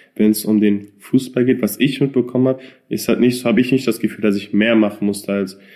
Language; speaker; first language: German; native; German